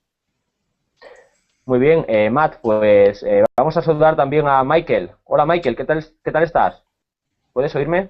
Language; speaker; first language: Spanish; native; Spanish